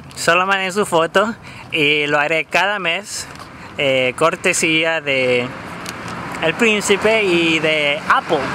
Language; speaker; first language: Spanish; native; Spanish